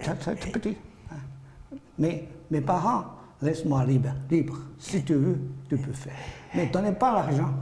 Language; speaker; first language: French; non-native, learner; Chinese